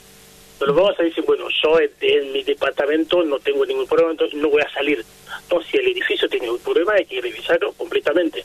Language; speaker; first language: Spanish; non-native, fluent; Haitian Creole